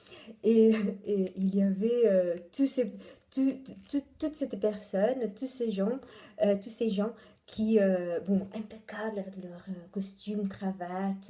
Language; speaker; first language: French; non-native, fluent; Italian